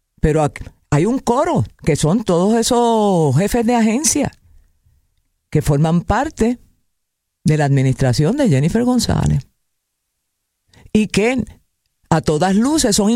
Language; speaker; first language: Spanish; native; Spanish